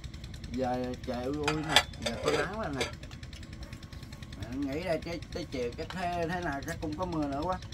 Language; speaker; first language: Vietnamese; native; Vietnamese